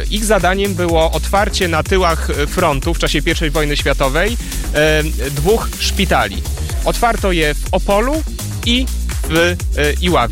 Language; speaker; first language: Polish; native; Polish